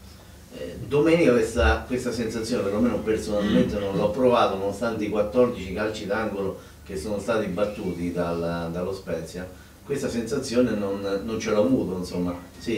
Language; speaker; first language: Italian; native; Italian